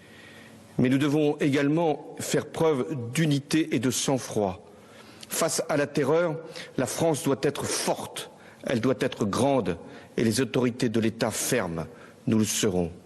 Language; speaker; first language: French; native; French